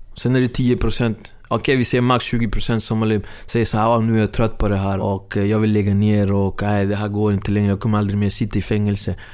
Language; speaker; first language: Swedish; early bilingual, other home language; Spanish